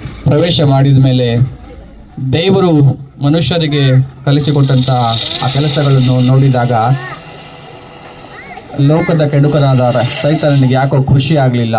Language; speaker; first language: Kannada; native; Kannada